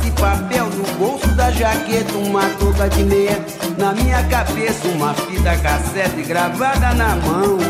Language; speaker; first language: Portuguese; native; Portuguese